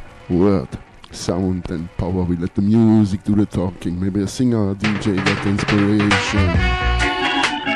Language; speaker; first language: English; non-native, fluent; German